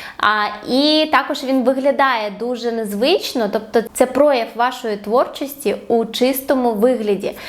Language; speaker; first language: Ukrainian; non-native, local second language; Russian